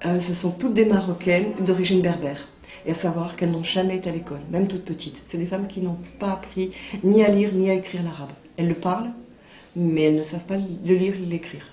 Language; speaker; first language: French; native; French